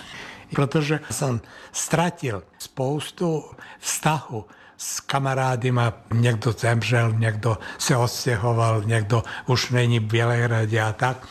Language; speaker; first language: Czech; non-native, fluent; Serbian